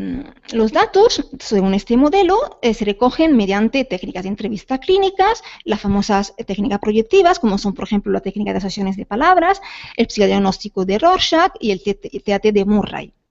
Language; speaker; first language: Spanish; native; Spanish